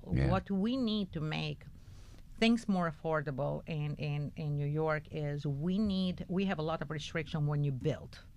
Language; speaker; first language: English; non-native, fluent; Albanian